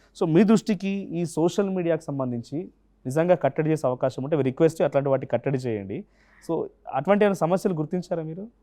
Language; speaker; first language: Telugu; native; Telugu